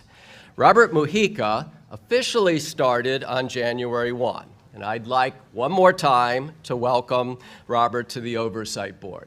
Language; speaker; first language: English; native; English